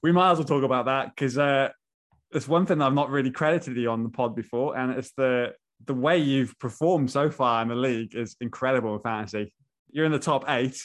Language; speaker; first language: English; native; English